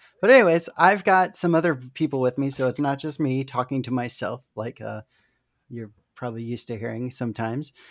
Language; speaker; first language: English; native; English